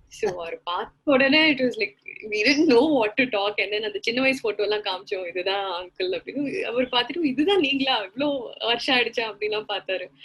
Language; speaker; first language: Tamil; non-native, local second language; Malayalam